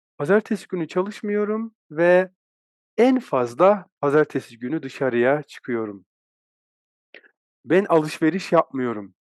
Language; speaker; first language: Turkish; native; Turkish